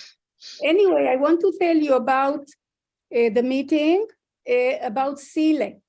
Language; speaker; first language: English; non-native, fluent; Hebrew